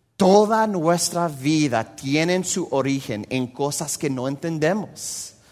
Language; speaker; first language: Spanish; non-native, fluent; English